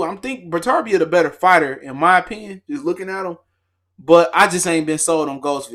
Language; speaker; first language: English; native; English